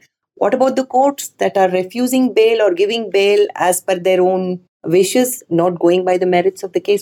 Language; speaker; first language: English; non-native, local second language; Kannada